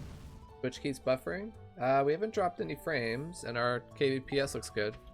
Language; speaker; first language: English; native; English